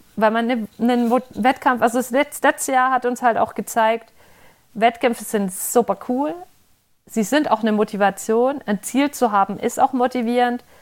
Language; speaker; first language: German; native; German